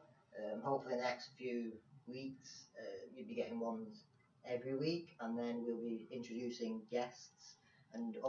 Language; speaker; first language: English; native; English